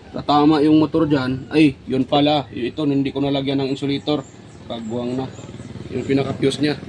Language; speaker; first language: Filipino; non-native, local second language; Cebuano